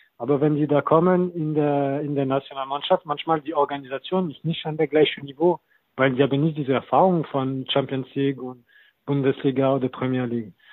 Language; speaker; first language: German; non-native, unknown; French